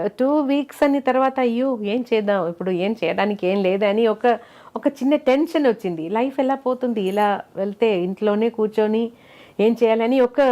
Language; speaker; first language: Telugu; non-native, fluent; Malayalam